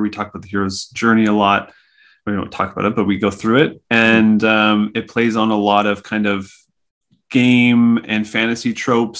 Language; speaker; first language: English; native; English